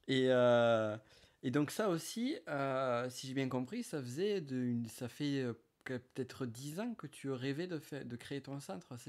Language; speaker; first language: French; native; French